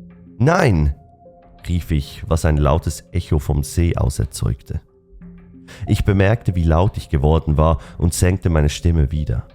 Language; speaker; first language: German; native; German